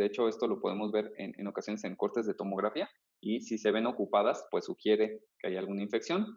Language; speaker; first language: Spanish; native; Spanish